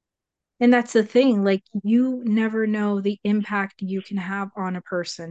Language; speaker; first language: English; native; English